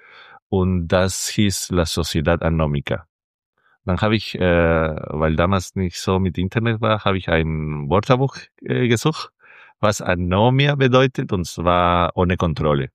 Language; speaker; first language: German; non-native, fluent; Spanish